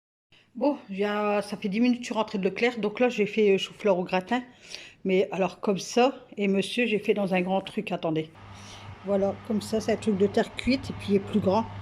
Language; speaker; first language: French; native; French